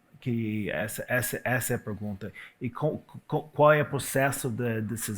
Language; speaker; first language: Portuguese; non-native, fluent; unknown